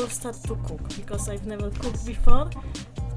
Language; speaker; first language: English; non-native, learner; Polish